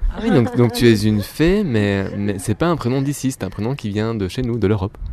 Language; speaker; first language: French; native; French